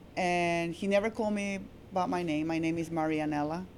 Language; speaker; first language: English; non-native, fluent; Spanish